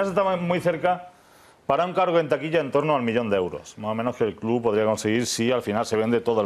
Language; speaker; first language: Spanish; native; Spanish